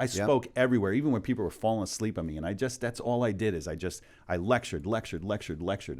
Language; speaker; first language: English; native; English